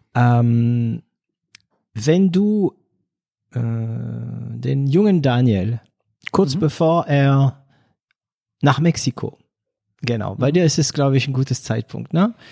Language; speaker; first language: German; non-native, fluent; French